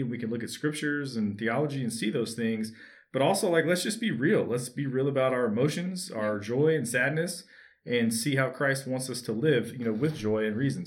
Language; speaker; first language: English; native; English